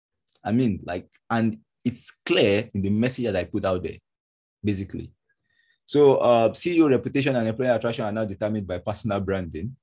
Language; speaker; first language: English; non-native, local second language; Yoruba